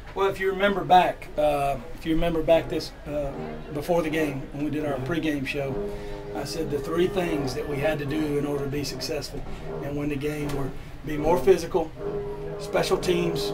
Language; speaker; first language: English; native; English